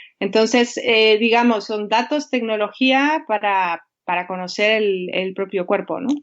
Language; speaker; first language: Spanish; native; Spanish